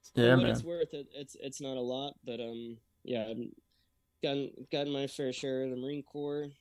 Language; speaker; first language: English; native; English